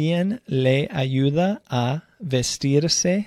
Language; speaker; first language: Spanish; non-native, fluent; English